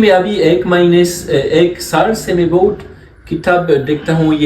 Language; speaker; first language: Hindi; non-native, learner; French